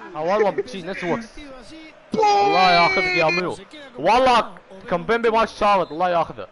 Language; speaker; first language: Arabic; native; Arabic